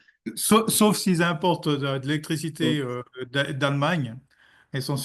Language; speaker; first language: French; native; French